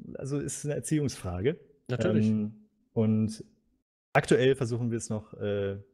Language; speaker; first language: German; native; German